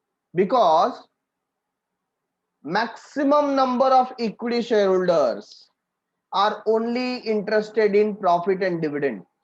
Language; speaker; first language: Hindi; native; Hindi